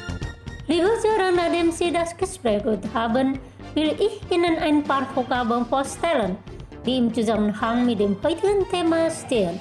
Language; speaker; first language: German; non-native, fluent; Indonesian